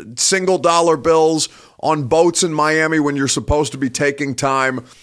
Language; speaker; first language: English; native; English